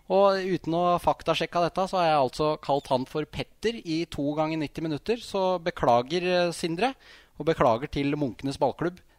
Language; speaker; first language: Norwegian; native; Norwegian